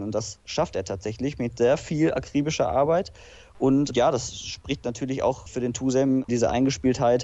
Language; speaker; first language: German; native; German